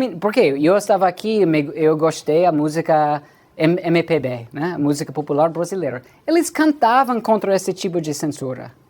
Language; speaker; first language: Portuguese; non-native, fluent; English